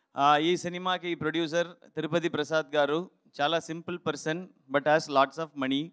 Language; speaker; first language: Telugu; non-native, learner; Tamil